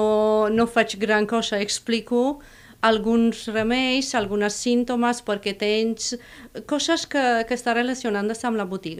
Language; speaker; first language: Catalan; non-native, fluent; Romanian